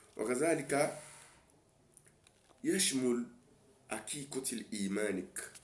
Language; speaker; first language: Arabic; non-native, learner; Yoruba